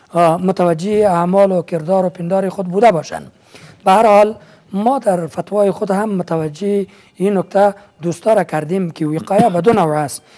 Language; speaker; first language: Persian; native; Persian